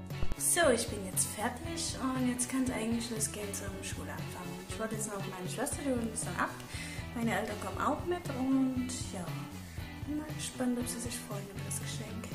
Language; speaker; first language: German; native; German